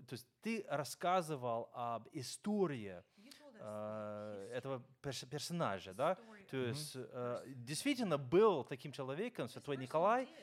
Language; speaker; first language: Russian; non-native, fluent; English